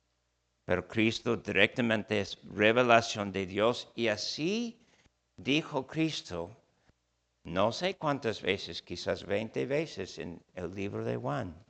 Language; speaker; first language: Spanish; non-native, fluent; English